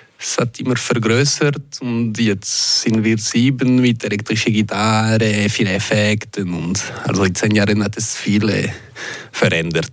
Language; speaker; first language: German; non-native, local second language; French